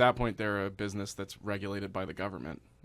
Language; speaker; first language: English; native; English